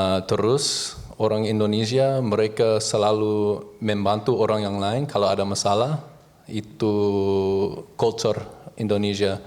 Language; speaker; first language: Indonesian; non-native, learner; English